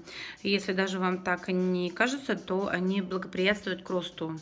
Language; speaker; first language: Russian; native; Russian